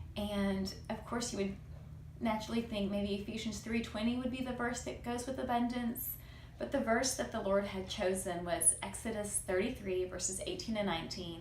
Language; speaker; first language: English; native; English